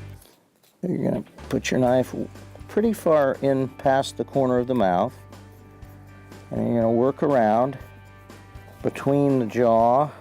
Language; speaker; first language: English; native; English